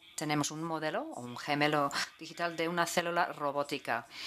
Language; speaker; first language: Spanish; native; Spanish